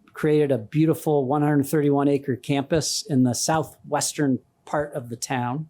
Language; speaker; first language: English; native; English